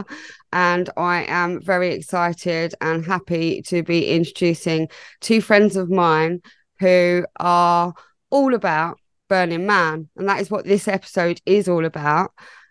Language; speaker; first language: English; native; English